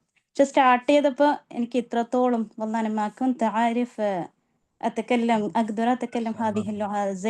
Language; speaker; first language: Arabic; non-native, learner; Malayalam